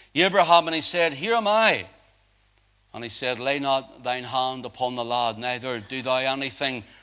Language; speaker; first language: English; native; English